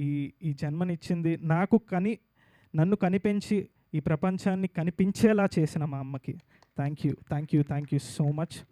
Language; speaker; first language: Telugu; native; Telugu